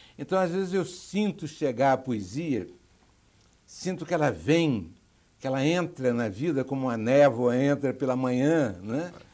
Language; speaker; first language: Portuguese; native; Portuguese